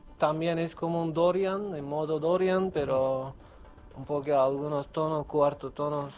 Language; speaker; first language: Spanish; non-native, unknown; Kurdish